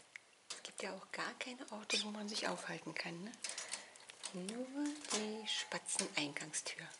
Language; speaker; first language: German; native; German